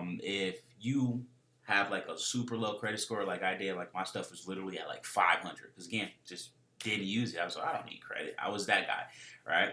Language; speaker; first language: English; native; English